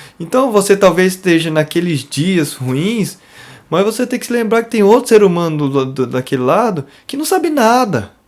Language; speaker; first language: Portuguese; native; Portuguese